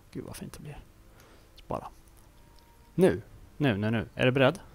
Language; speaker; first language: Swedish; native; Swedish